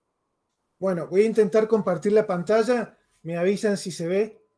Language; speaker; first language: Spanish; native; Spanish